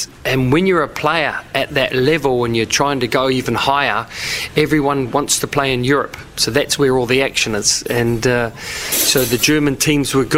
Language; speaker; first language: English; native; English